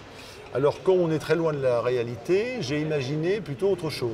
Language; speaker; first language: French; native; French